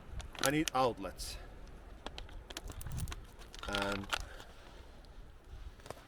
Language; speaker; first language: English; non-native, fluent; Finnish